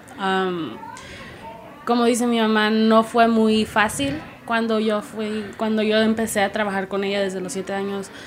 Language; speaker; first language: Spanish; early bilingual, heritage; Spanish